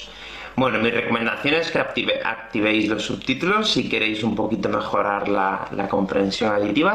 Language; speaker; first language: Spanish; native; Spanish